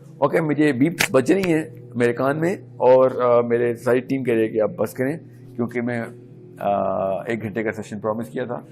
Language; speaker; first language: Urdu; native; Urdu